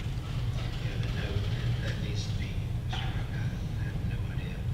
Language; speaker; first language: English; native; English